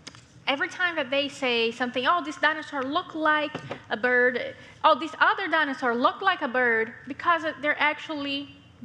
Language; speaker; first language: English; non-native, fluent; Portuguese